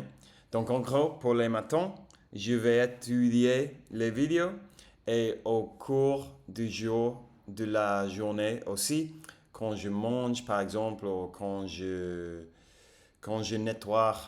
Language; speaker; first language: French; non-native, fluent; English